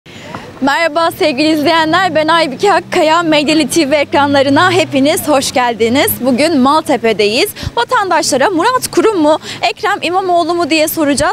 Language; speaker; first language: Turkish; native; Turkish